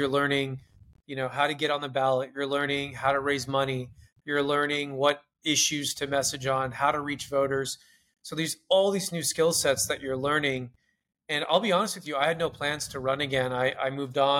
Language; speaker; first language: English; native; English